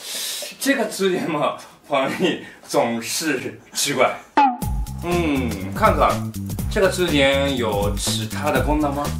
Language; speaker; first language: Chinese; non-native, fluent; Japanese